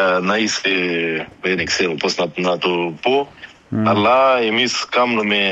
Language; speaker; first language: Greek; early bilingual, heritage; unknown